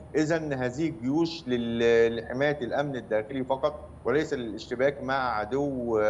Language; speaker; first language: Arabic; native; Arabic